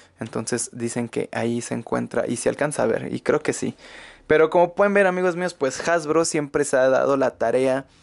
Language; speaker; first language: Spanish; native; Spanish